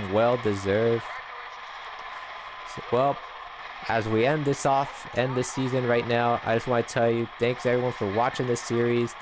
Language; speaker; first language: English; native; English